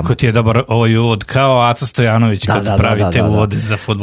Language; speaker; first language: Croatian; native; Croatian